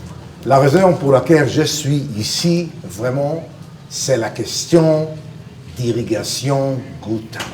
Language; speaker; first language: French; non-native, learner; Hebrew